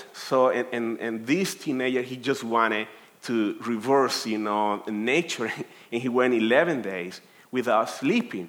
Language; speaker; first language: English; non-native, fluent; Spanish